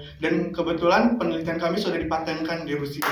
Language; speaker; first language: Indonesian; native; Indonesian